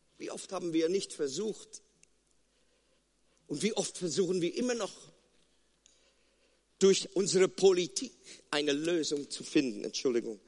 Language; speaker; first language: German; non-native, fluent; Afrikaans